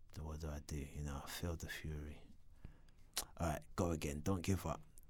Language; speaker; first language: English; native; English